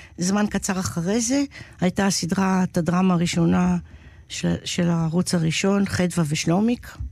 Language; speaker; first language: Hebrew; native; Hebrew